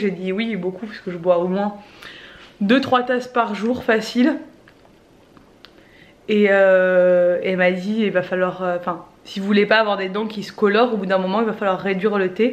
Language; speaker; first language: French; native; French